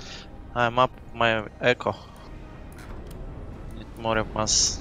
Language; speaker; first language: English; non-native, learner; Russian